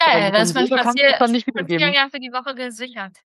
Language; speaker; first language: German; native; German